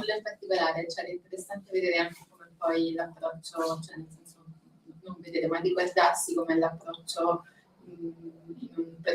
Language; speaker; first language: Italian; native; Italian